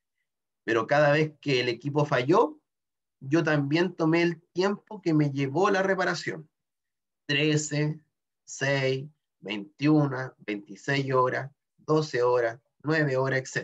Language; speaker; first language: Spanish; native; Spanish